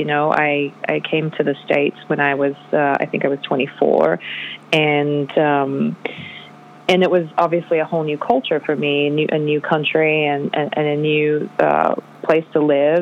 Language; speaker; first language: English; non-native, local second language; Polish